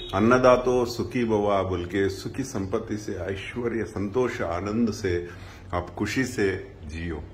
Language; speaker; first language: Hindi; non-native, local second language; Kannada